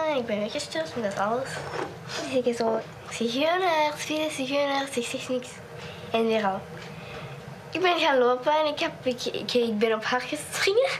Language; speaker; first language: Dutch; non-native, local second language; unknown